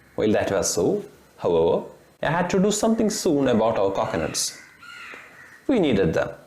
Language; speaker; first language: English; non-native, local second language; Malayalam